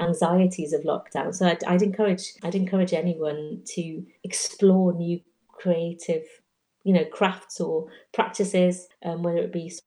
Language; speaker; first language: English; native; English